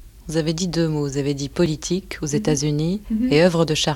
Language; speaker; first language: French; native; French